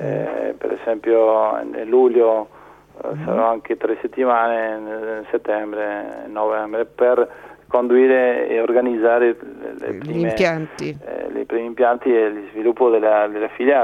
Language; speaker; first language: Italian; non-native, fluent; Spanish